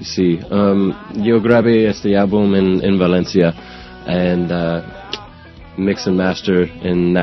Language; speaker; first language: Spanish; non-native, learner; English